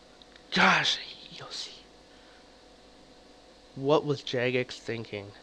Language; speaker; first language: English; native; English